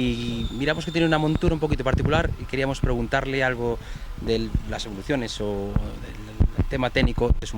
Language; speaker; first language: Spanish; native; Spanish